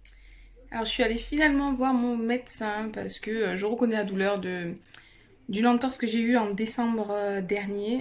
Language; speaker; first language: French; native; French